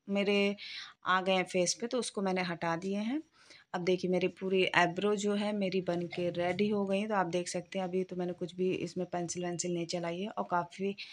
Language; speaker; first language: Hindi; native; Hindi